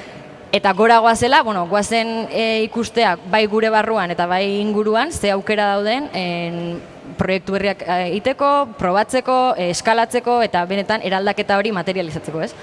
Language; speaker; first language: Basque; native; Basque